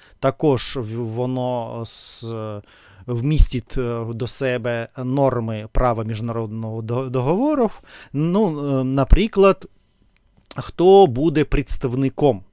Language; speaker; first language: Ukrainian; non-native, learner; Russian